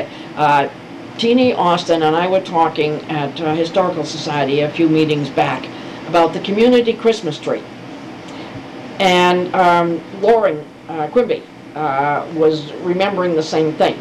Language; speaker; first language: English; native; English